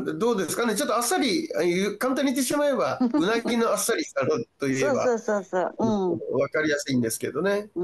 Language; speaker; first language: Japanese; native; Japanese